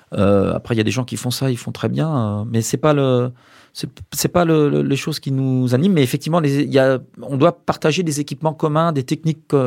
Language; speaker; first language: French; native; French